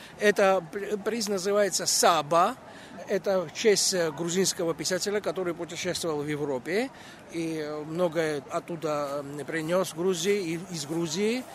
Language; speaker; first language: Russian; non-native, local second language; Georgian